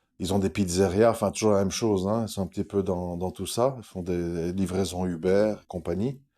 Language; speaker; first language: French; native; French